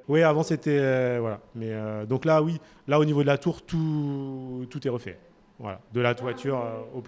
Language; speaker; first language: French; native; French